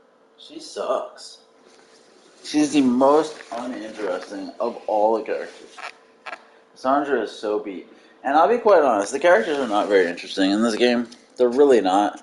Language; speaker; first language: English; native; English